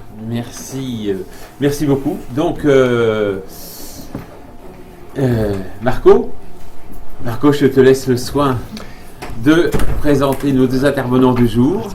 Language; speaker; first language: French; native; French